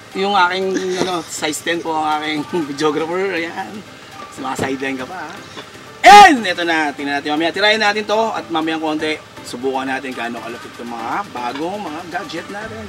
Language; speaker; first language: Filipino; non-native, local second language; Pampanga